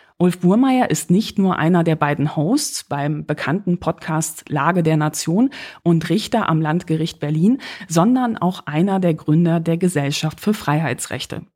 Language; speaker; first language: German; early bilingual, other home language; Polish